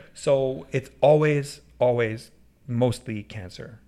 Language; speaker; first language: English; early bilingual, other home language; Persian